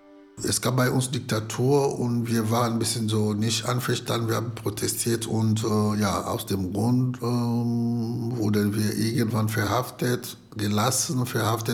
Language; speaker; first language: German; non-native, fluent; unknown